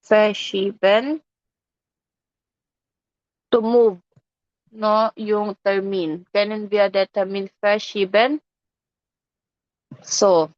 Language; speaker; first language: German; non-native, fluent; Filipino